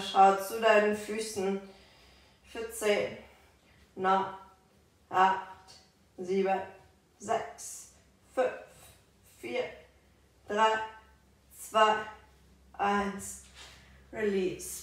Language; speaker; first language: German; native; German